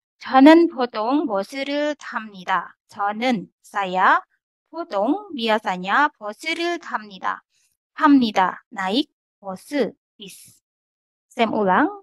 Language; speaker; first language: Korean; non-native, fluent; Indonesian